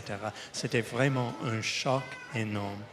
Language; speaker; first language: French; non-native, fluent; English